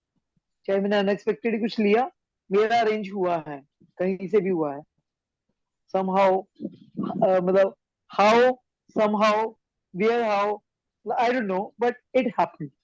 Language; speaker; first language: Hindi; native; Hindi